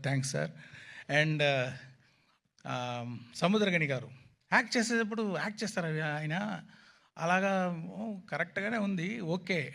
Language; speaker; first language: Telugu; non-native, fluent; Tamil